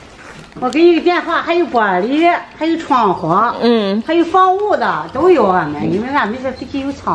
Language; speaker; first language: Chinese; native; Chinese